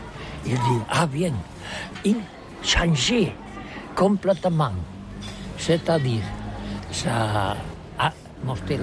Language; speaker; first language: French; non-native, learner; Catalan